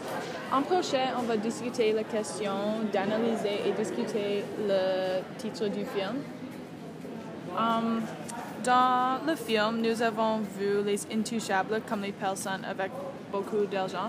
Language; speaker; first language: French; non-native, learner; English